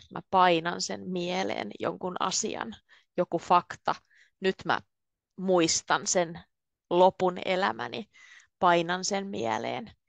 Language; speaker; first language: Finnish; native; Finnish